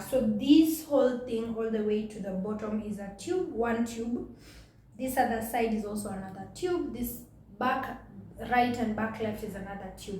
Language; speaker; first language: English; non-native, local second language; Swahili